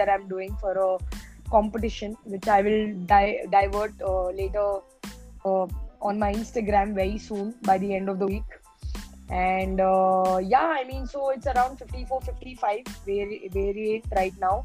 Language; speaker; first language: English; non-native, local second language; Hindi